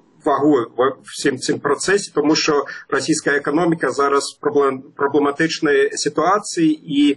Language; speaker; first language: Ukrainian; non-native, fluent; German